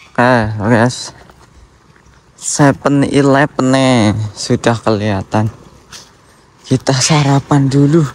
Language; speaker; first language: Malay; non-native, local second language; Javanese